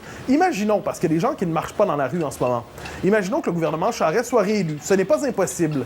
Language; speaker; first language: French; native; French